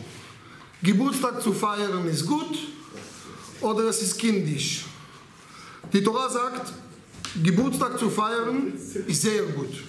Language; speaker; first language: German; non-native, learner; Hebrew